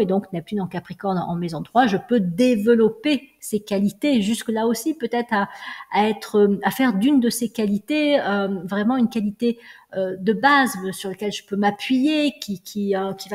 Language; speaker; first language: French; native; French